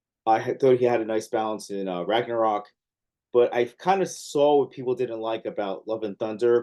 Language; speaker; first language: English; native; English